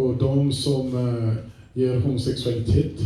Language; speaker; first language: Swedish; non-native, fluent; French